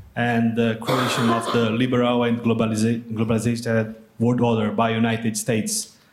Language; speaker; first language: English; non-native, fluent; Portuguese